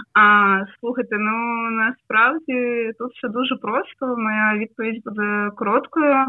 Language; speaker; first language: Ukrainian; non-native, local second language; Russian